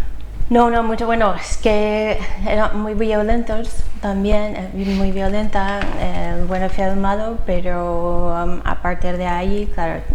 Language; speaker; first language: Spanish; non-native, fluent; English